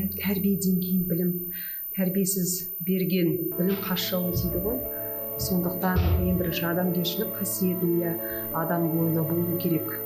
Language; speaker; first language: Kazakh; non-native, local second language; Russian